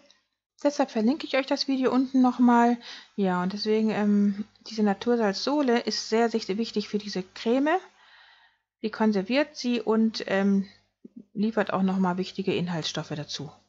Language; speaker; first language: German; native; German